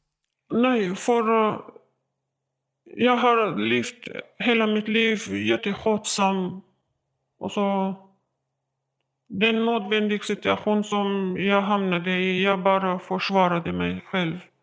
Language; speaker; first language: Swedish; non-native, learner; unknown